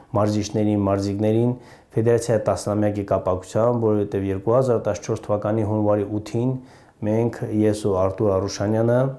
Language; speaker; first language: Armenian; native; Armenian